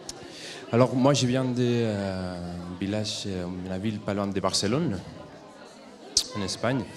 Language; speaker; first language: French; non-native, fluent; Catalan